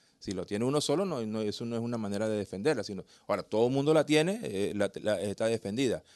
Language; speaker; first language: Spanish; native; Spanish